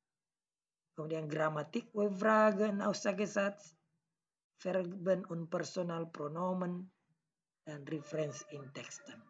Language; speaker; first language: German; non-native, learner; Indonesian